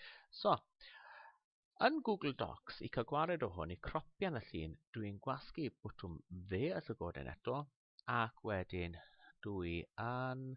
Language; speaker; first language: Welsh; non-native, local second language; English